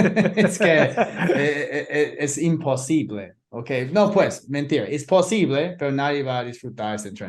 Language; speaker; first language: Spanish; non-native, fluent; English